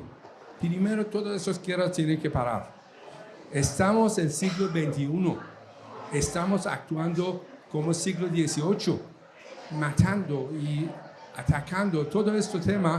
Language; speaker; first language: Spanish; non-native, fluent; Persian